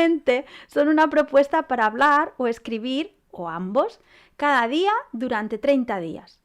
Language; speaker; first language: Spanish; native; Spanish